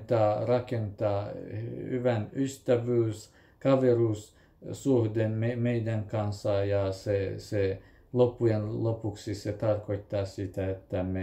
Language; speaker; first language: Finnish; non-native, fluent; Kurdish